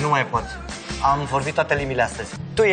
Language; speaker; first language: Romanian; native; Romanian